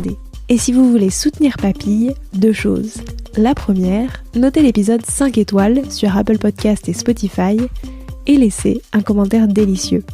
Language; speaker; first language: French; native; French